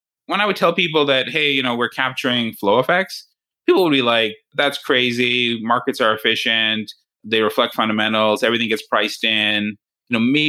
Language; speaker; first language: English; native; English